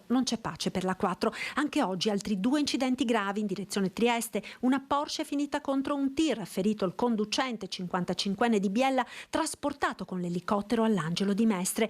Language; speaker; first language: Italian; native; Italian